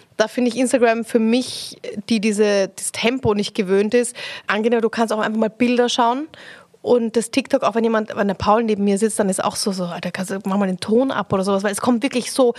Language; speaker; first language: German; native; German